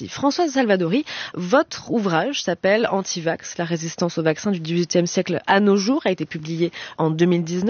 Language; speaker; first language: French; native; French